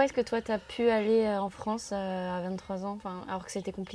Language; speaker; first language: French; native; French